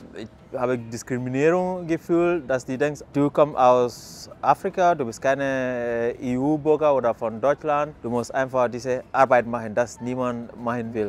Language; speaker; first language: German; non-native, fluent; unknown